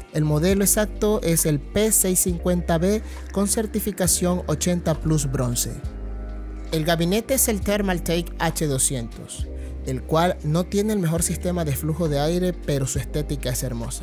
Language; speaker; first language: Spanish; native; Spanish